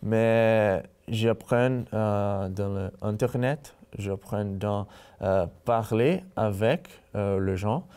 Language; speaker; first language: French; non-native, learner; Portuguese